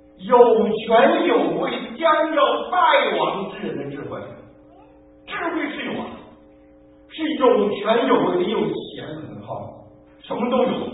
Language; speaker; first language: Chinese; native; Chinese